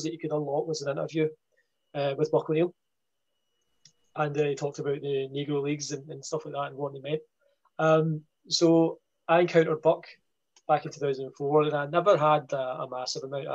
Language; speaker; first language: English; native; English